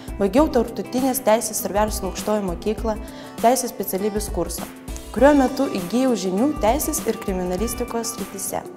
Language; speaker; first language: Lithuanian; non-native, local second language; Russian